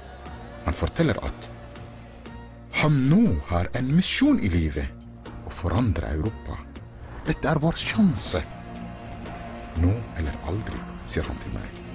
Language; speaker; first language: Norwegian; non-native, fluent; Arabic